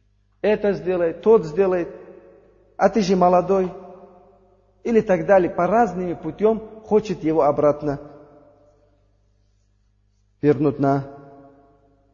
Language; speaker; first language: Russian; non-native, learner; Uzbek